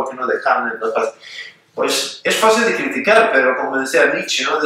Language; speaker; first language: Spanish; non-native, fluent; Swedish